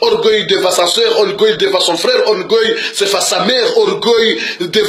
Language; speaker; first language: French; non-native, learner; Comorian